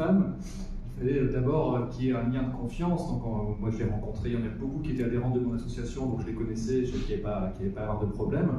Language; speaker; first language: French; native; French